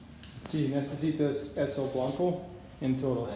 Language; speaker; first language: Spanish; non-native, learner; English